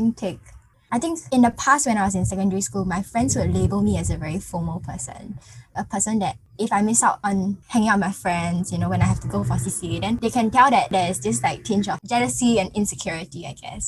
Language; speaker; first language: English; native; English